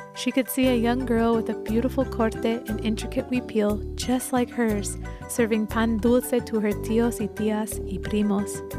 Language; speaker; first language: English; native; English